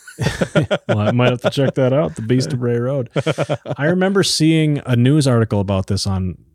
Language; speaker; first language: English; native; English